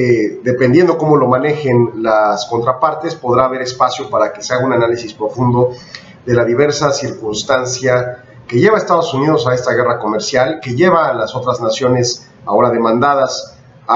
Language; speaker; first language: Spanish; native; Spanish